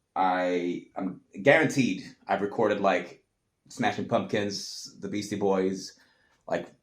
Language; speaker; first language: English; non-native, fluent; Swedish